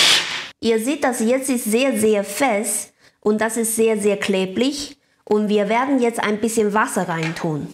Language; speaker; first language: German; non-native, learner; Chinese